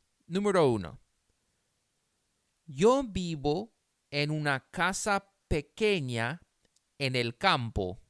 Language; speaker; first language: Spanish; non-native, fluent; English